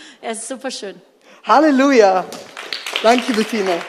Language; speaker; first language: German; non-native, learner; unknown